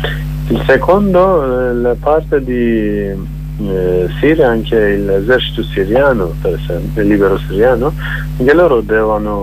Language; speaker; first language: Italian; non-native, learner; Kurdish